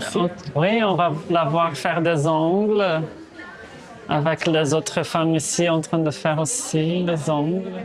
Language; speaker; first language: French; non-native, fluent; Portuguese